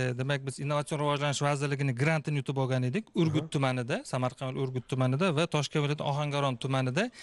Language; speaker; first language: Uzbek; native; Uzbek